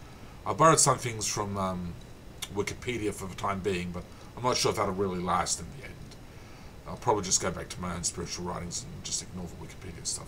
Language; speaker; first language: English; native; English